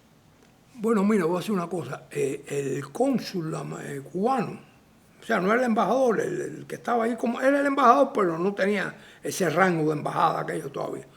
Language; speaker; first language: Spanish; native; Spanish